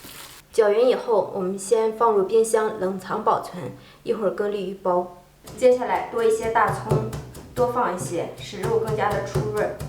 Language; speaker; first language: Chinese; native; Chinese